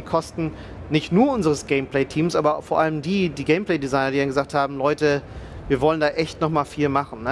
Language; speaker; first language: German; native; German